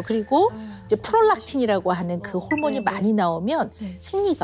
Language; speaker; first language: Korean; native; Korean